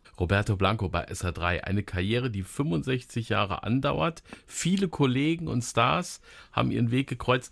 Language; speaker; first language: German; native; German